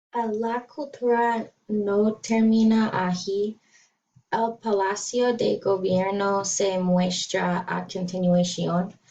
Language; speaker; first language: Spanish; non-native, learner; English